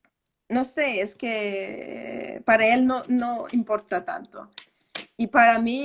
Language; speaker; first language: Spanish; non-native, fluent; Danish